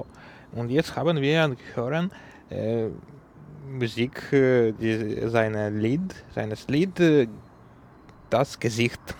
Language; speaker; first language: German; non-native, learner; Ukrainian